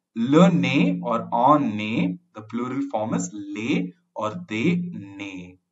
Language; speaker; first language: English; non-native, local second language; Tamil